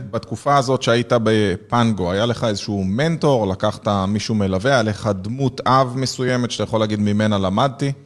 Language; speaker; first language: Hebrew; native; Hebrew